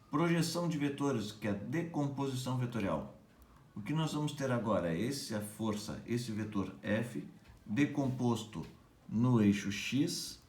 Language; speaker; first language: Portuguese; native; Portuguese